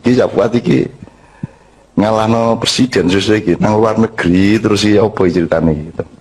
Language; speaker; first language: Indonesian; native; Indonesian